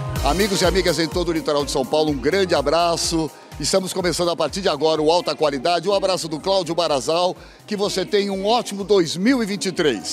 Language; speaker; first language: Portuguese; native; Portuguese